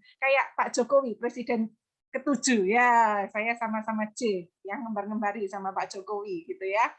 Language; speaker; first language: Indonesian; native; Indonesian